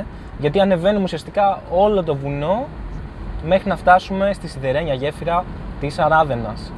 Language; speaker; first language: Greek; native; Greek